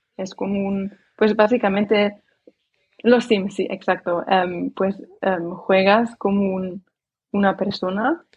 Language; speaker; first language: Spanish; non-native, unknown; Dutch